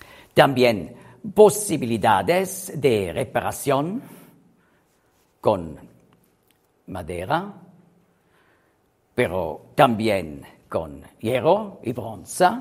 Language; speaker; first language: Spanish; non-native, learner; German